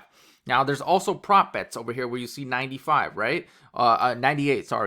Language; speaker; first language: English; native; English